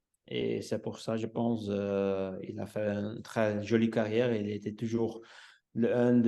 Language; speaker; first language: French; non-native, local second language; Dutch